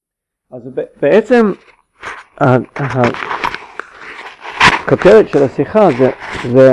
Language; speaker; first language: Hebrew; non-native, fluent; English